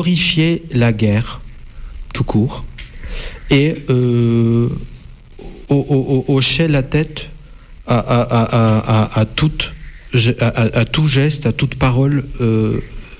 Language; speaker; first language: French; non-native, fluent; Russian